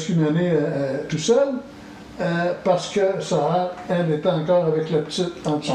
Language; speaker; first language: French; native; French